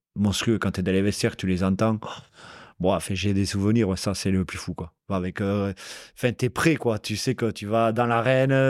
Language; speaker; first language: French; native; French